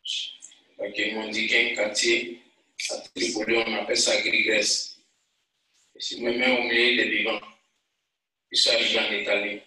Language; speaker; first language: French; non-native, learner; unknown